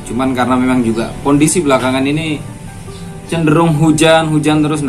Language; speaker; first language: Indonesian; native; Indonesian